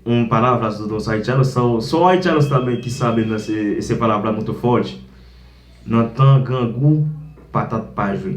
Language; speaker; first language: Portuguese; non-native, learner; Haitian Creole